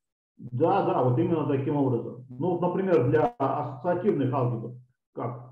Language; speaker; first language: Russian; native; Russian